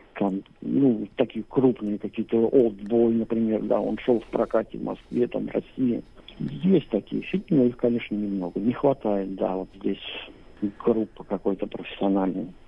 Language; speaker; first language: Russian; native; Russian